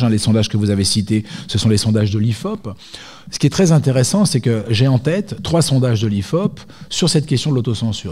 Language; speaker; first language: French; native; French